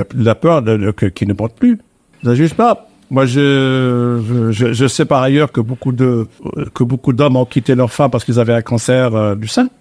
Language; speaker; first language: French; non-native, local second language; Arabic